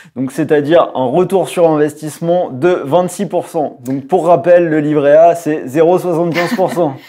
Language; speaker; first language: French; native; French